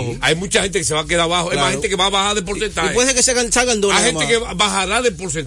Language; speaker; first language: Spanish; native; Spanish